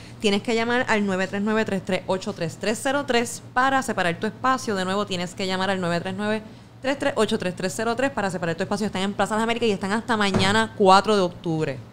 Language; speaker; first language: Spanish; native; Spanish